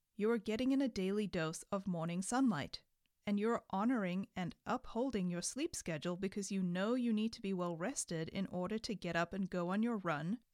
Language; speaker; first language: English; native; English